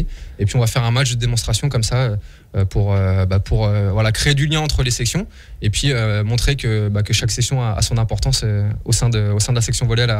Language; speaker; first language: French; native; French